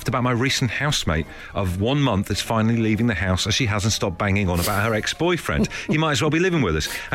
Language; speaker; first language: English; native; English